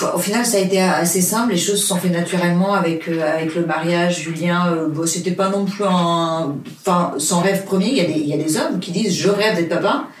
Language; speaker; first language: French; non-native, fluent; Portuguese